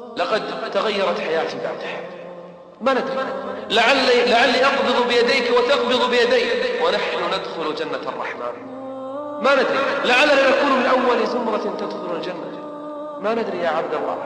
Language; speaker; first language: Arabic; native; Arabic